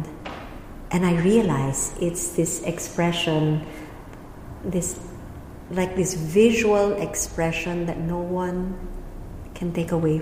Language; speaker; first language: English; native; English